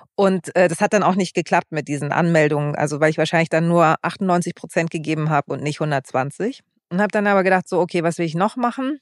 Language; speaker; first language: German; early bilingual, other home language; Greek